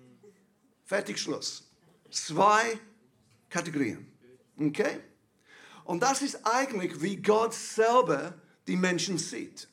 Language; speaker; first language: German; non-native, fluent; English